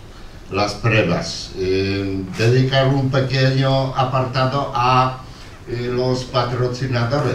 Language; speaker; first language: Spanish; non-native, learner; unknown